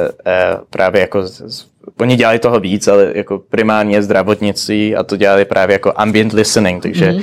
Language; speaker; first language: Czech; early bilingual, heritage; Czech